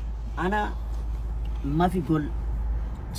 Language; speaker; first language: Arabic; non-native, learner; Urdu